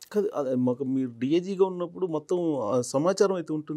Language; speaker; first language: Telugu; native; Telugu